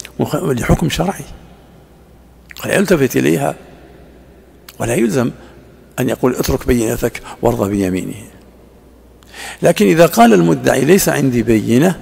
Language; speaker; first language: Arabic; native; Arabic